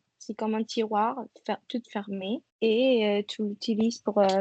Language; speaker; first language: French; non-native, fluent; Spanish